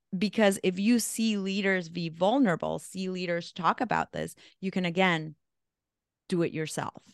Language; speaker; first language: English; non-native, fluent; Spanish